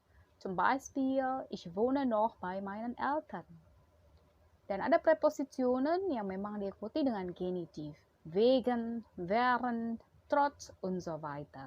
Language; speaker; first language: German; non-native, fluent; Indonesian